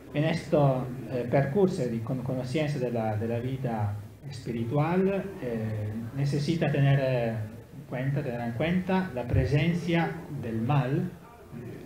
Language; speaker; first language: Spanish; non-native, learner; Italian